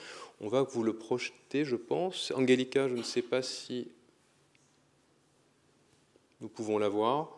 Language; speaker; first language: French; native; French